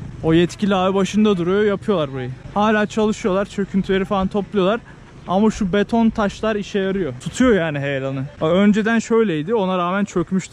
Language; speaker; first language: Turkish; native; Turkish